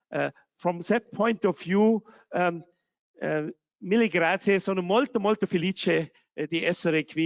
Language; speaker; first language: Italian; non-native, learner; German